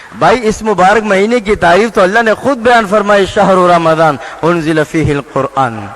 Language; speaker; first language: Urdu; non-native, local second language; Pashto